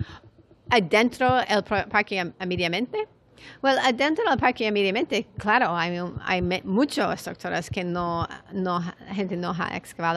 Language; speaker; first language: Spanish; non-native, fluent; English